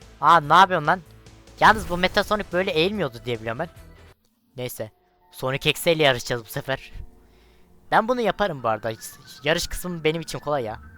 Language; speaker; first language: Turkish; native; Turkish